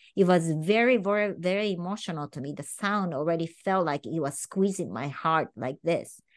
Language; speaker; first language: English; non-native, fluent; Japanese